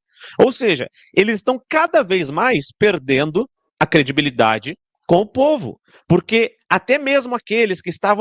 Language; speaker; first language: Portuguese; native; Portuguese